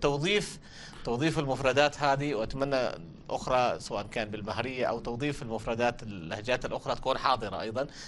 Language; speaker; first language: Arabic; non-native, local second language; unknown